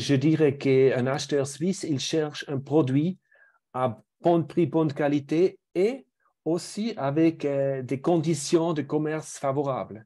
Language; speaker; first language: French; non-native, fluent; German